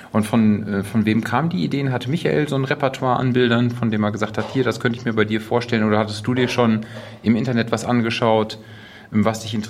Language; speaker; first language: German; native; German